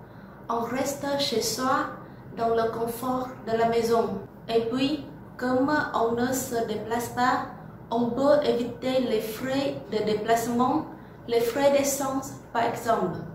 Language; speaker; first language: French; non-native, learner; Vietnamese